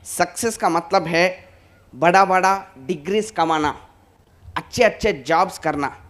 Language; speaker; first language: Hindi; non-native, local second language; Telugu